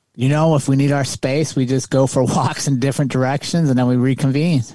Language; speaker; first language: English; native; English